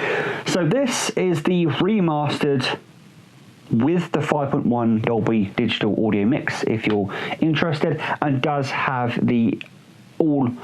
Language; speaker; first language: English; native; English